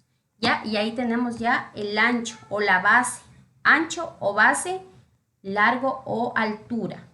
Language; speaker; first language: Spanish; native; Spanish